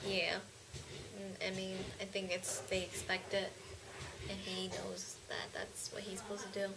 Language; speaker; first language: English; early bilingual, other home language; Hmong